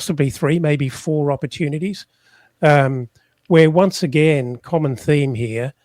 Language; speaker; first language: English; native; English